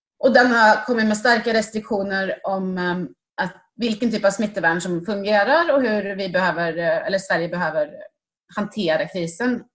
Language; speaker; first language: Swedish; native; Swedish